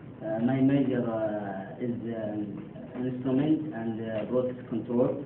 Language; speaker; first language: English; non-native, learner; Arabic